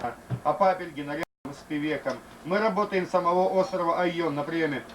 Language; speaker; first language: Russian; native; Russian